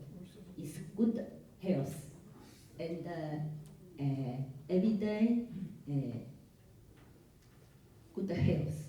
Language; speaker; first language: English; non-native, learner; Chinese